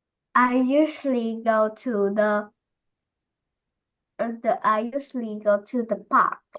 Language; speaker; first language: English; non-native, learner; Vietnamese